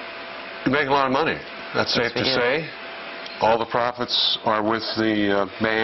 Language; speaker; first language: English; native; English